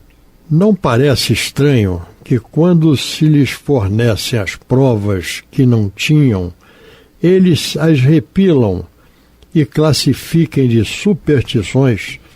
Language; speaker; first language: Portuguese; native; Portuguese